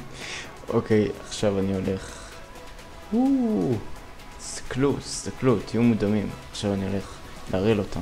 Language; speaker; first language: Hebrew; native; Hebrew